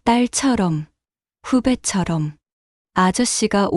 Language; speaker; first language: Korean; native; Korean